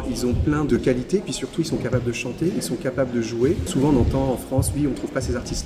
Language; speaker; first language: French; native; French